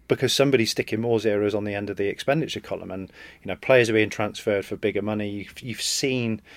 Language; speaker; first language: English; native; English